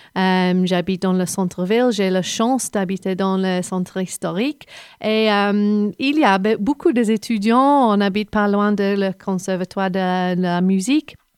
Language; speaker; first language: French; non-native, fluent; English